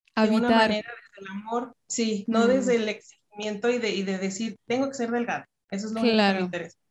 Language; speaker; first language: Spanish; native; Spanish